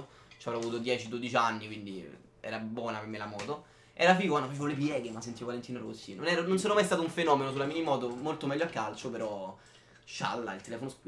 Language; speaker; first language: Italian; native; Italian